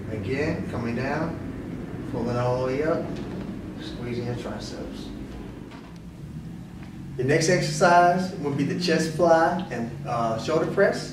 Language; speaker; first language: English; native; English